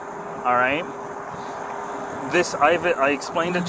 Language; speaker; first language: English; native; English